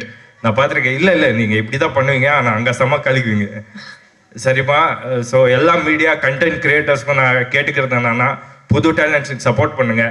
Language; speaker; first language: Tamil; non-native, local second language; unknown